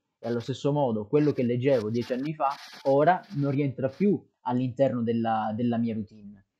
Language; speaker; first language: Italian; native; Italian